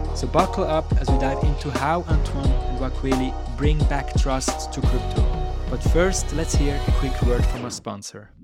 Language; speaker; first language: English; non-native, fluent; German